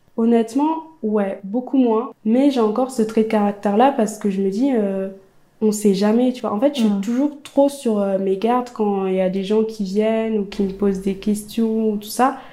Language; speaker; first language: French; early bilingual, other home language; Amharic